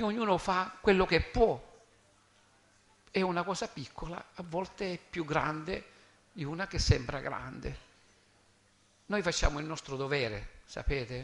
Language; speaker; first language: Italian; native; Italian